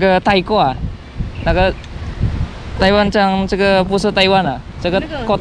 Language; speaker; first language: Chinese; non-native, learner; Indonesian